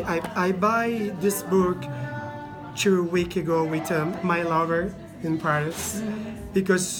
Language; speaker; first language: English; non-native, learner; Italian